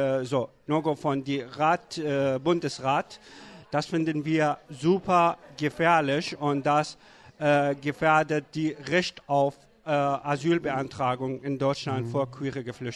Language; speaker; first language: German; non-native, learner; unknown